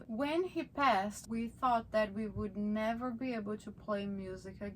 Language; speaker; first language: English; non-native, fluent; Portuguese